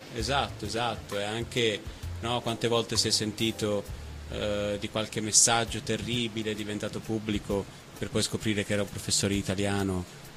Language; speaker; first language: Italian; native; Italian